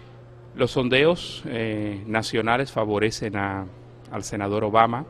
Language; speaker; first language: Spanish; native; Spanish